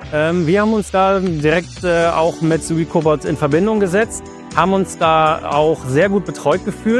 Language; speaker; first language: German; native; German